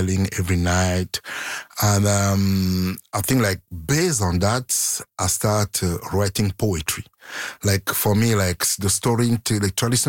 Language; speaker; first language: English; non-native, local second language; French